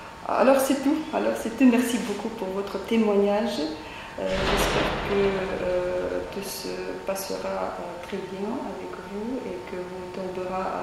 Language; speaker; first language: French; non-native, fluent; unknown